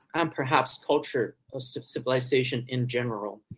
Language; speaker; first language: English; early bilingual, other home language; Chinese